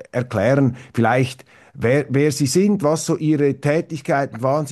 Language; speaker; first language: German; native; German